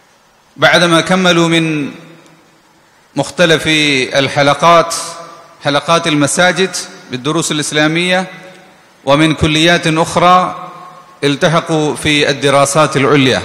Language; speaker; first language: Arabic; non-native, fluent; Malayalam